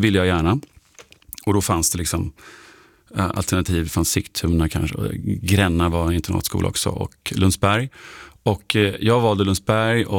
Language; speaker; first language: Swedish; non-native, fluent; German